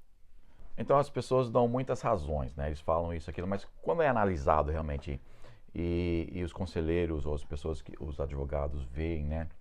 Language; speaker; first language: Portuguese; non-native, fluent; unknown